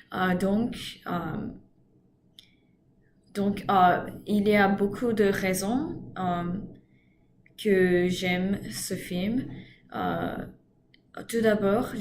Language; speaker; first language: French; non-native, learner; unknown